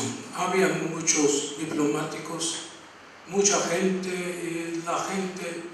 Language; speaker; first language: Spanish; non-native, fluent; Armenian